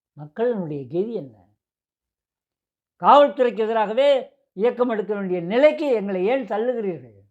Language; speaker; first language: Tamil; native; Tamil